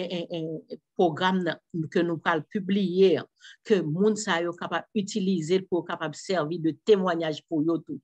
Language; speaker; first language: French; non-native, local second language; Haitian Creole